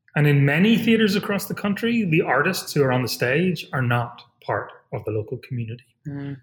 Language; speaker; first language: English; native; English